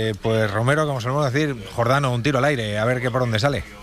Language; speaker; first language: Spanish; native; Spanish